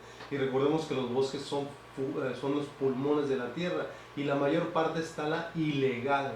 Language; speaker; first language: Spanish; native; Spanish